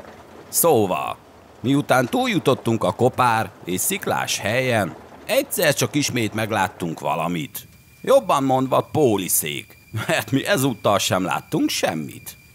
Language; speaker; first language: Hungarian; native; Hungarian